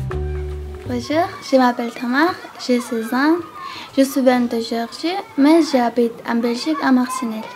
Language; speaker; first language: French; non-native, learner; Georgian